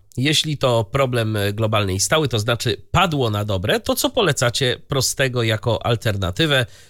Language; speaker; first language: Polish; native; Polish